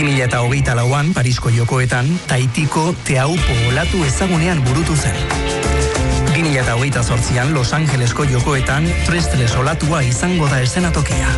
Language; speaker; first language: Basque; native; Basque